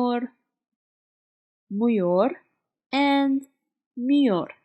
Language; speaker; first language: Turkish; non-native, fluent; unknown